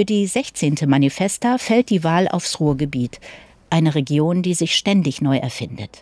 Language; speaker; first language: German; native; German